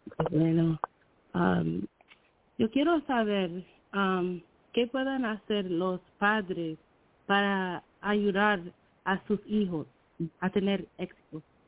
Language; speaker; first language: Spanish; non-native, learner; English